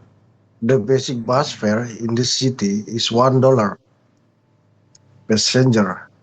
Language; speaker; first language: English; non-native, learner; Indonesian